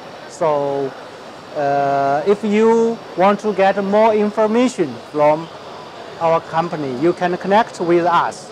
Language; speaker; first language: English; non-native, learner; Chinese